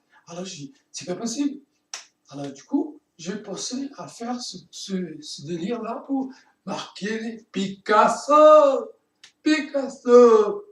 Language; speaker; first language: French; non-native, fluent; Portuguese